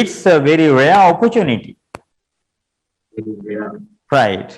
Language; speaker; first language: English; non-native, local second language; Sinhala